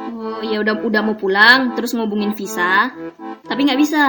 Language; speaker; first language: Indonesian; native; Indonesian